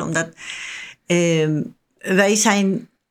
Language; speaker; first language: Dutch; non-native, learner; Spanish